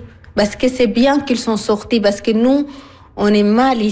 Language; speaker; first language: French; non-native, learner; Arabic